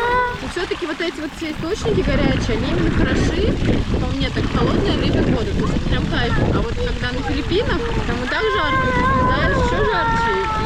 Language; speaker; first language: Russian; native; Russian